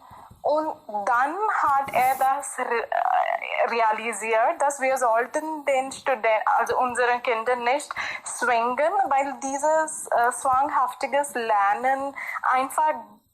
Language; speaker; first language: German; non-native, fluent; Hindi